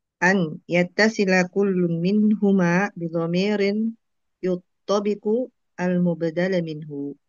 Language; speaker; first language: Arabic; non-native, learner; Indonesian